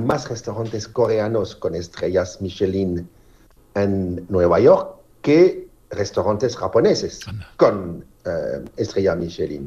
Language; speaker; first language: Spanish; non-native, fluent; French